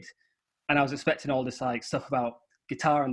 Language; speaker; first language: English; native; English